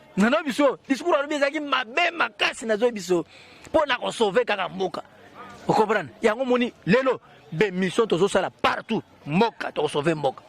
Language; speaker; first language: Lingala; native; Lingala